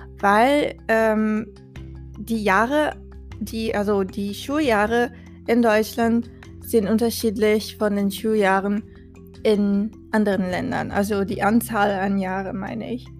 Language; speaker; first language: German; non-native, fluent; Portuguese